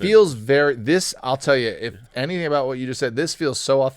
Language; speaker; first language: English; native; English